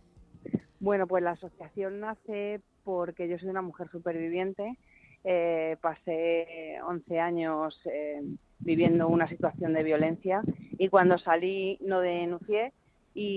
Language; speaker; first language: Spanish; native; Spanish